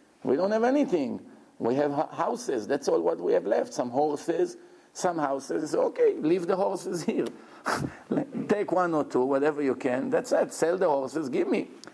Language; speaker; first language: English; non-native, fluent; Hebrew